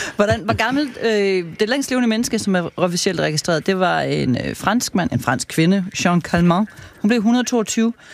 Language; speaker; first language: Danish; native; Danish